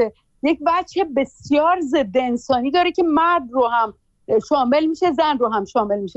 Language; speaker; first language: Persian; native; Persian